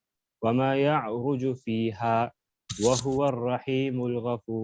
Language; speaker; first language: Arabic; non-native, learner; English